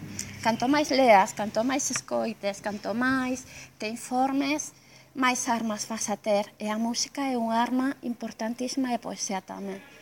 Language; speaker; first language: Galician; non-native, local second language; Spanish